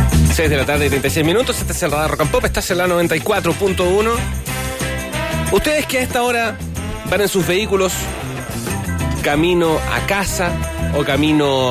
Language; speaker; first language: Spanish; native; Spanish